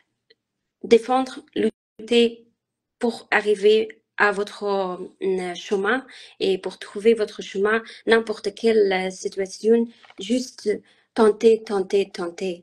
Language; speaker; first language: French; non-native, learner; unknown